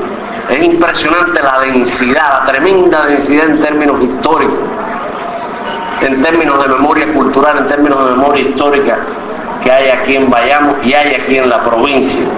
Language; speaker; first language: Spanish; native; Spanish